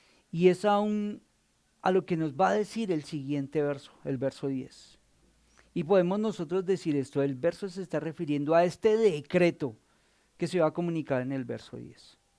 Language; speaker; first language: Spanish; native; Spanish